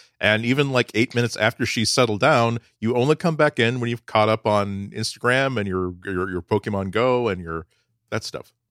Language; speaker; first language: English; native; English